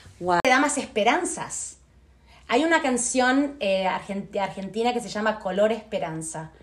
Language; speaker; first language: Spanish; native; Spanish